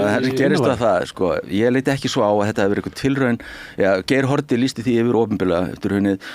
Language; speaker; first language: Icelandic; native; Icelandic